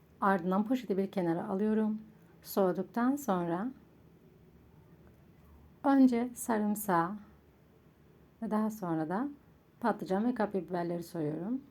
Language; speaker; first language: Turkish; native; Turkish